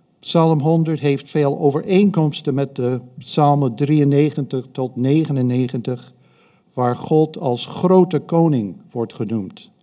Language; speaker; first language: Dutch; non-native, fluent; English